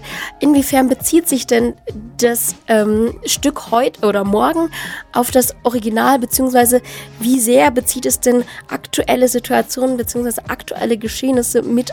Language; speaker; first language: German; native; German